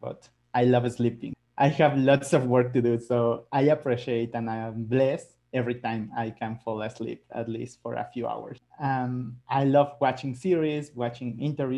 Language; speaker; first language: English; non-native, fluent; Spanish